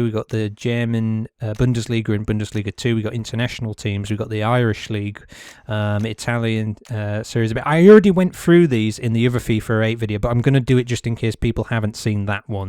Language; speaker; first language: English; native; English